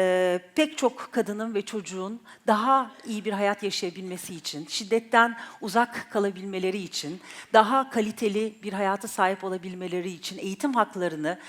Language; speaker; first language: Turkish; native; Turkish